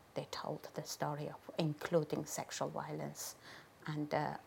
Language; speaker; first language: English; non-native, fluent; Chinese